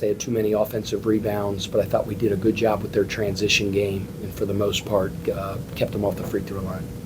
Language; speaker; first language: English; native; English